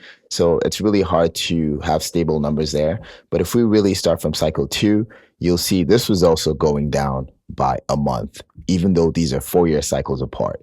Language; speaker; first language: English; native; English